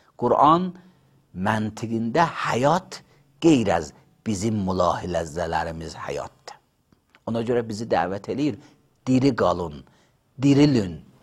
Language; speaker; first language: Azerbaijani; native; Azerbaijani